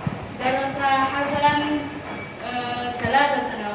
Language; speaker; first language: Arabic; non-native, learner; Indonesian